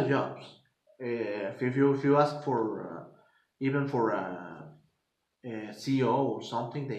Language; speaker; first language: English; non-native, fluent; Spanish